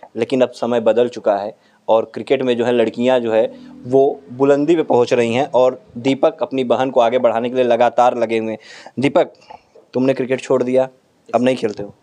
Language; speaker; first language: Hindi; native; Hindi